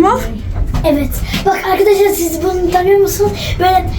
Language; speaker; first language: Turkish; early bilingual, heritage; Turkish